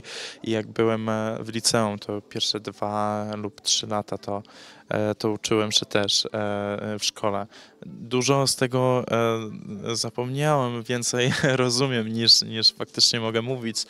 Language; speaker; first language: Polish; early bilingual, heritage; English